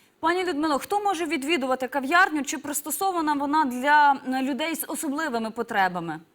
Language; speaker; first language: Ukrainian; native; Ukrainian